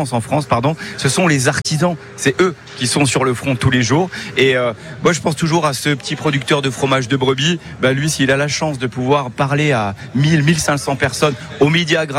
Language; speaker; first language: French; native; French